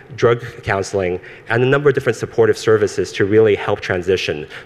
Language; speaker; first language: English; early bilingual, other home language; Cantonese